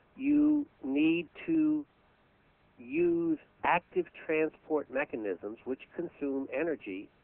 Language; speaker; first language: English; native; English